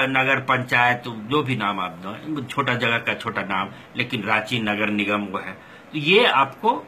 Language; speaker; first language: Hindi; non-native, local second language; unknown